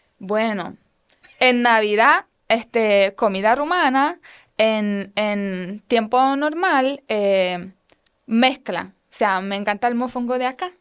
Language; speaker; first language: Spanish; non-native, fluent; Romanian